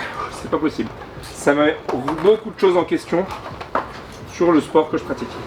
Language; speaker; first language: French; native; French